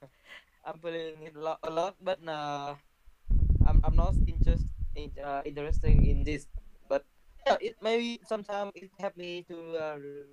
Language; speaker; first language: English; non-native, learner; Vietnamese